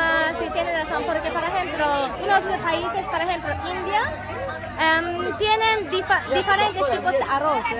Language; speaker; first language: Spanish; non-native, learner; Japanese